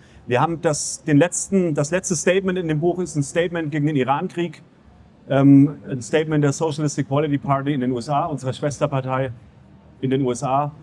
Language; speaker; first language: German; native; German